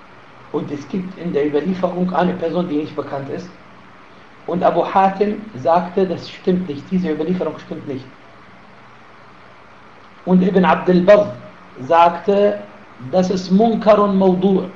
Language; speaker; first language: German; non-native, fluent; Arabic